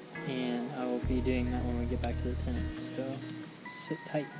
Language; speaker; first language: English; native; English